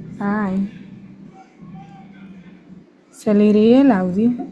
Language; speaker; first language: Spanish; native; Spanish